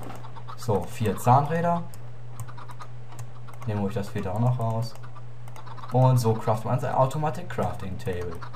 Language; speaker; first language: German; native; German